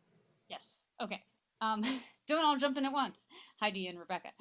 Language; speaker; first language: English; native; English